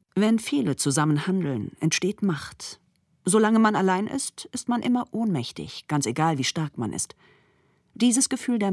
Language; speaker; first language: German; native; German